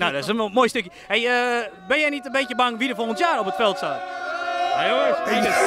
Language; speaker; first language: Dutch; native; Dutch